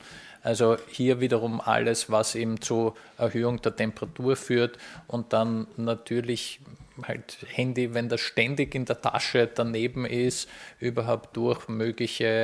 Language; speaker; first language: German; native; German